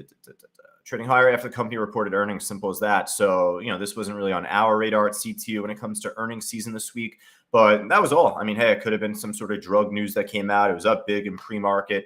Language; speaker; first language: English; native; English